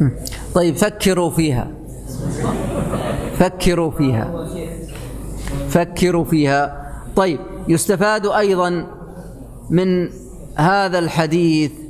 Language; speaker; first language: Arabic; native; Arabic